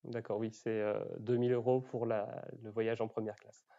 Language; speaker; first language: French; native; French